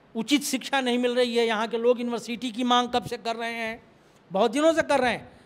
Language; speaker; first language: Hindi; native; Hindi